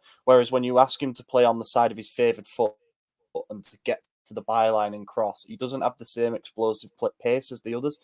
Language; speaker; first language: English; native; English